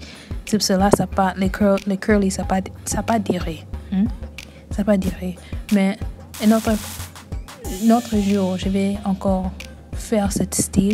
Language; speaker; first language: French; early bilingual, heritage; French